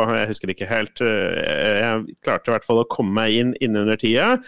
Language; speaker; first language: Norwegian; non-native, fluent; Spanish